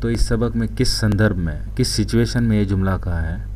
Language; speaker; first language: Urdu; non-native, local second language; Kannada